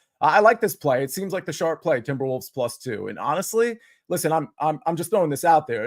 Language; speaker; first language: English; native; English